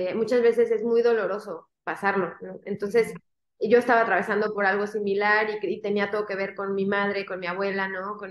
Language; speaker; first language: Spanish; native; Spanish